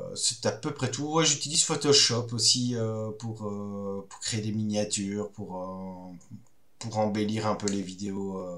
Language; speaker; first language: French; native; French